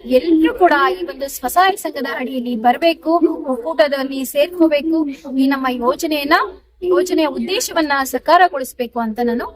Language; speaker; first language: Kannada; native; Kannada